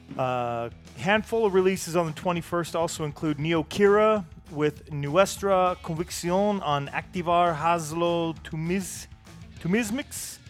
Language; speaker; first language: English; native; English